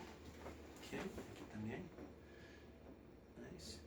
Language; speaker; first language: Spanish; early bilingual, heritage; Spanish